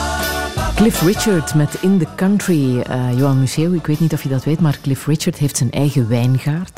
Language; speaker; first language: Dutch; native; Dutch